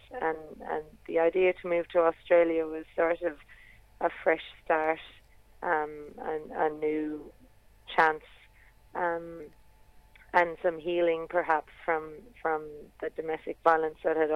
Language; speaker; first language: English; native; English